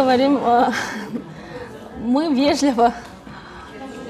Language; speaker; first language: Russian; non-native, local second language; Kazakh